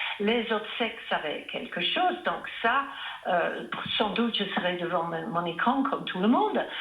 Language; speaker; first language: French; non-native, fluent; English